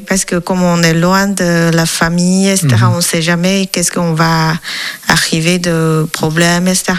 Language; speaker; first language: French; non-native, learner; Chinese